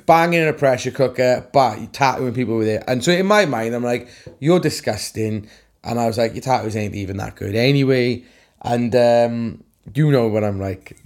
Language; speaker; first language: English; native; English